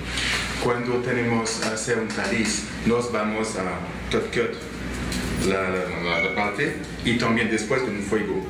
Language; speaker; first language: Spanish; non-native, learner; French